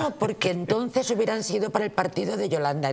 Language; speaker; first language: Spanish; native; Spanish